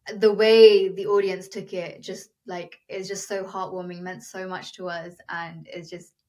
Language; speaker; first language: English; non-native, local second language; Telugu